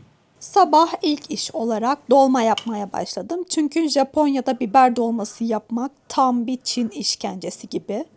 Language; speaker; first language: Turkish; native; Turkish